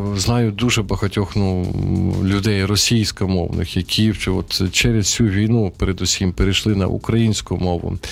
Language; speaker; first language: Ukrainian; non-native, local second language; Russian